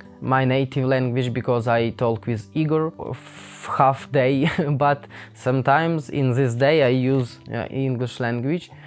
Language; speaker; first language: English; non-native, learner; Ukrainian